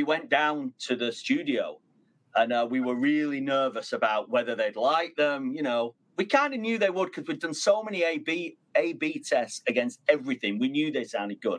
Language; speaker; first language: English; native; English